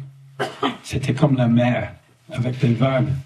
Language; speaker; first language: French; non-native, fluent; English